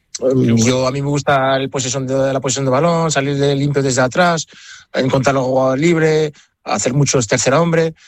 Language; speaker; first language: Spanish; non-native, fluent; French